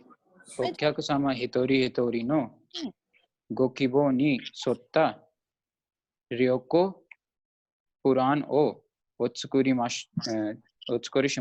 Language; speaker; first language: Japanese; non-native, learner; Hindi